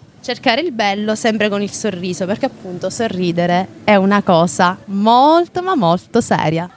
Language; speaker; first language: Italian; native; Italian